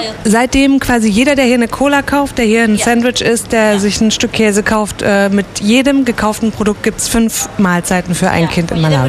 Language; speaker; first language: German; native; German